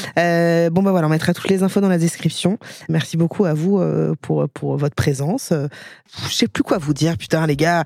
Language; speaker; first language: French; native; French